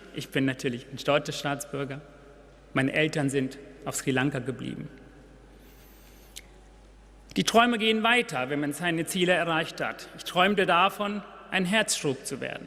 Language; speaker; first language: German; non-native, fluent; Tamil